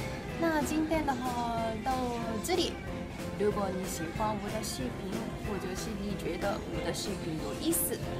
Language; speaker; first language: Chinese; non-native, fluent; Japanese